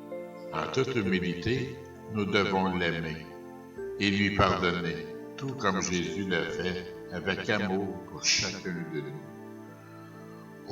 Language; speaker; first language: French; native; French